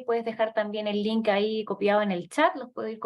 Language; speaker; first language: Spanish; native; Spanish